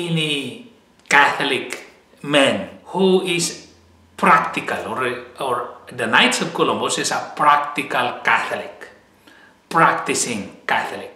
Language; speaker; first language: English; non-native, fluent; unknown